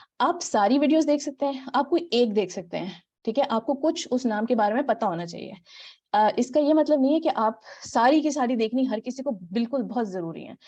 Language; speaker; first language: Urdu; native; Urdu